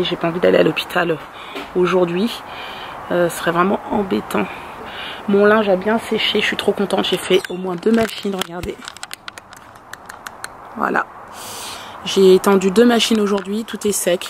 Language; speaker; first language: French; native; French